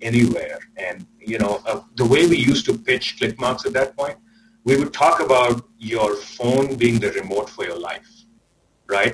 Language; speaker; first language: English; non-native, local second language; Urdu